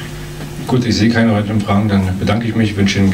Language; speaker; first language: German; native; German